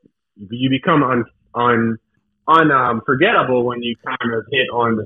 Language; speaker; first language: English; native; English